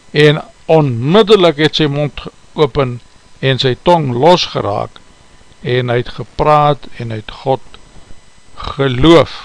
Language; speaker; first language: Afrikaans; native; Afrikaans